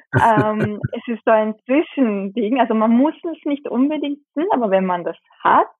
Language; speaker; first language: German; early bilingual, other home language; Japanese